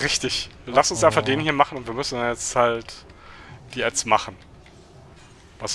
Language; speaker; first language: German; native; German